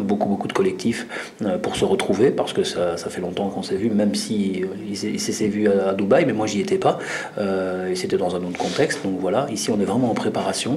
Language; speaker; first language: French; native; French